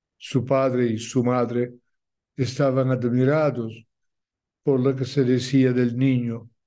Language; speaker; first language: Spanish; non-native, fluent; Italian